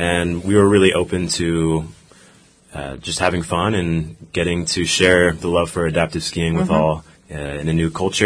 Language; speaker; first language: English; native; English